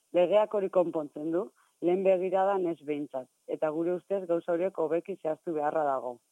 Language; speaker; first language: Basque; native; Basque